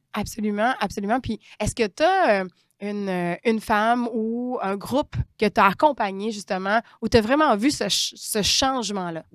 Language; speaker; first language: French; native; French